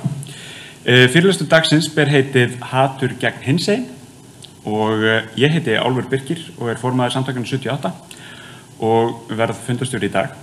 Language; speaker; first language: Icelandic; native; Icelandic